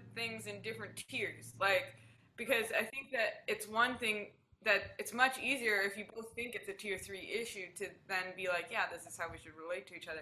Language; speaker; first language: English; native; English